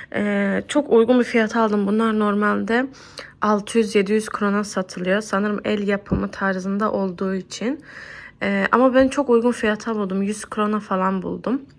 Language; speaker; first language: Turkish; early bilingual, heritage; Turkish